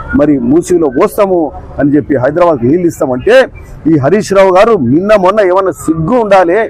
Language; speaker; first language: Telugu; native; Telugu